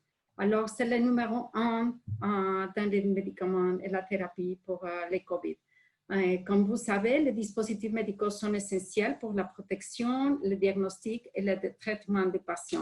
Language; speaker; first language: French; non-native, fluent; Spanish